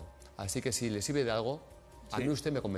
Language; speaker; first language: Spanish; native; Spanish